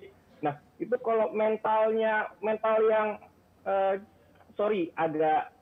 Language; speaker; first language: Indonesian; native; Indonesian